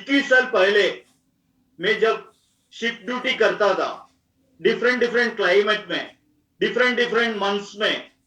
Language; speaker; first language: Hindi; non-native, local second language; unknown